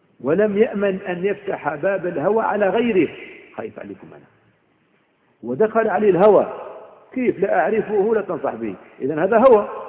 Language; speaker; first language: Arabic; native; Arabic